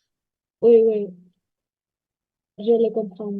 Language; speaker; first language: French; non-native, learner; Vietnamese